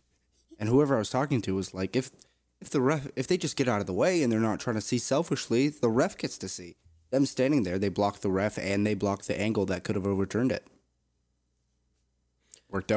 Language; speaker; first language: English; native; English